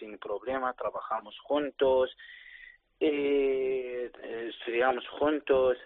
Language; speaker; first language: Spanish; non-native, learner; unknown